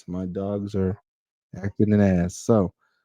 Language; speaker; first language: English; native; English